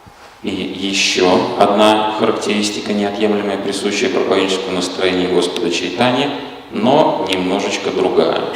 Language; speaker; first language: Russian; native; Russian